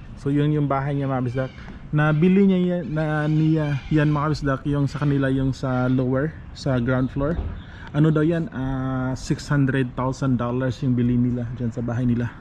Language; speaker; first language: Filipino; non-native, local second language; Cebuano